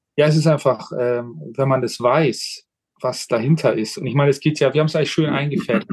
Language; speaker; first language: German; native; German